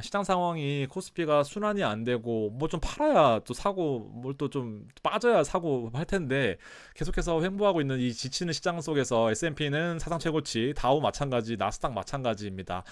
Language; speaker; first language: Korean; native; Korean